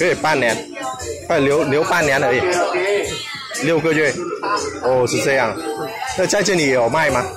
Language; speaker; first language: Chinese; non-native, fluent; Vietnamese